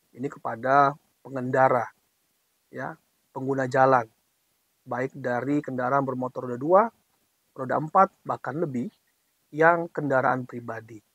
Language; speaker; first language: Indonesian; native; Indonesian